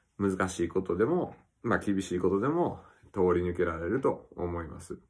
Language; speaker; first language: Japanese; early bilingual, other home language; English